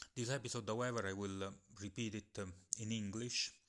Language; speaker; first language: English; non-native, fluent; Italian